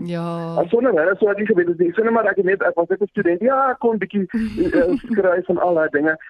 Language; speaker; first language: Afrikaans; early bilingual, other home language; Zulu